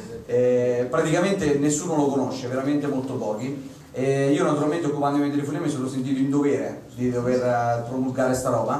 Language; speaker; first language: Italian; native; Italian